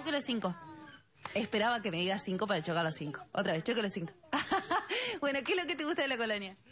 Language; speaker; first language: Spanish; native; Spanish